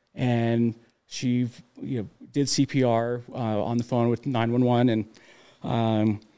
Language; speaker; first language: English; native; English